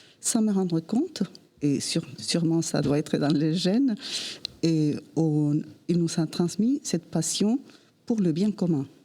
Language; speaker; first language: French; non-native, fluent; Spanish